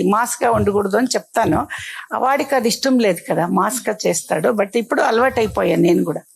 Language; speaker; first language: Telugu; non-native, local second language; Kannada